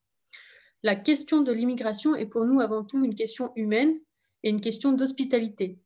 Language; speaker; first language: French; native; French